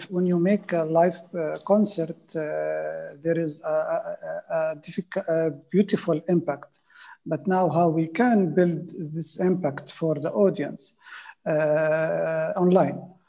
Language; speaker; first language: English; non-native, fluent; Arabic